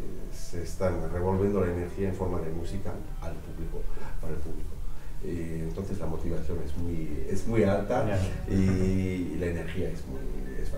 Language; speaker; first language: Spanish; non-native, fluent; French